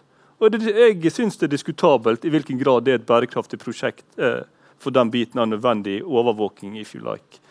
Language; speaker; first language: Norwegian; native; Norwegian